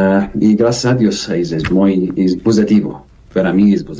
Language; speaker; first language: Spanish; non-native, learner; Arabic